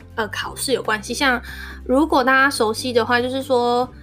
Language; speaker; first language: Chinese; non-native, local second language; Min Nan Chinese